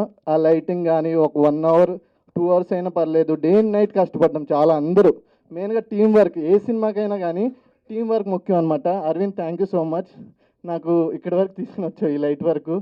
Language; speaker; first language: Telugu; native; Telugu